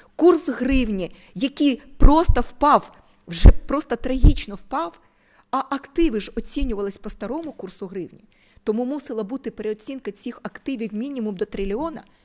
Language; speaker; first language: Ukrainian; non-native, local second language; Russian